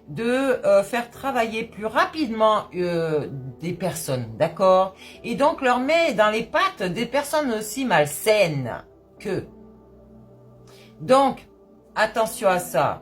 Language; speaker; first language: French; native; French